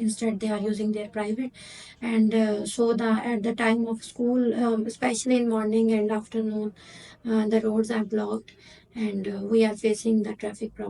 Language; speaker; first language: English; non-native, learner; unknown